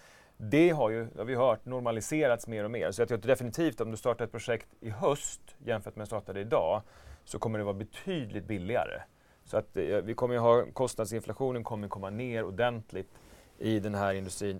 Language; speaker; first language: Swedish; native; Swedish